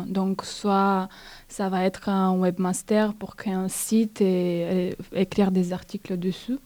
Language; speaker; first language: French; non-native, fluent; Bulgarian